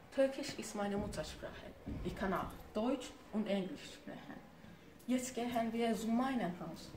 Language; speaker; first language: German; non-native, learner; Turkish